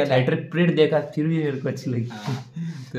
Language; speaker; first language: Hindi; native; Hindi